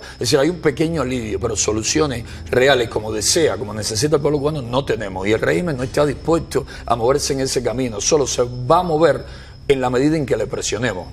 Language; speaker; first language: Spanish; native; Spanish